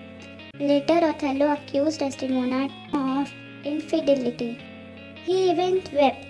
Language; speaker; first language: English; non-native, local second language; Hindi